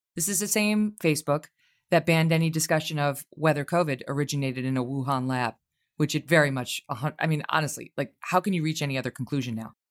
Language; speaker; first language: English; native; English